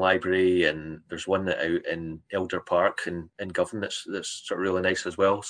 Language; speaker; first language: English; native; English